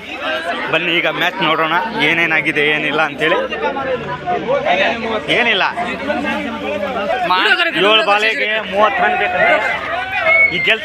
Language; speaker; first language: Kannada; non-native, local second language; Lambadi